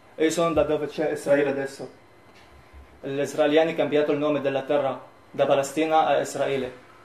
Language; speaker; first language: Italian; non-native, learner; Arabic